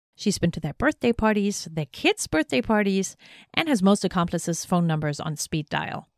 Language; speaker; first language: English; non-native, fluent; German